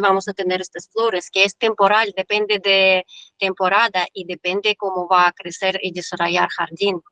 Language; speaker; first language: Spanish; non-native, learner; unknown